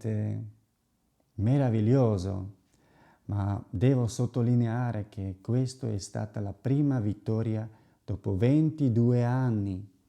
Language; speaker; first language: Italian; non-native, fluent; Slovak